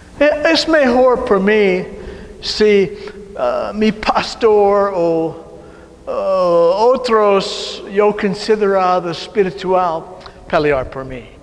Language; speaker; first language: Spanish; non-native, learner; English